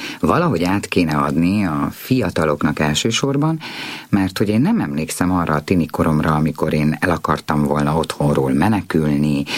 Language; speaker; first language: Hungarian; native; Hungarian